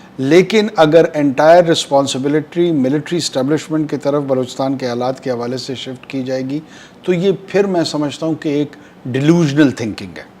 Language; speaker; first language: Urdu; non-native, local second language; Pashto